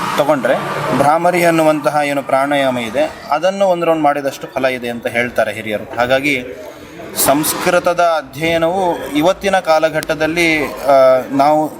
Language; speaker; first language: Kannada; native; Kannada